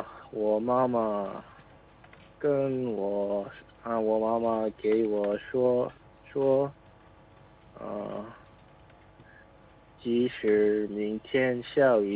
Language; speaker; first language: Chinese; non-native, learner; Korean